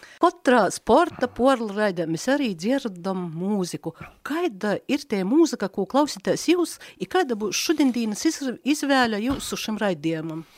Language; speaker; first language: Latvian; native; Latvian